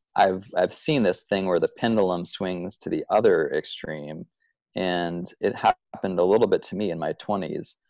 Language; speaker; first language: English; native; English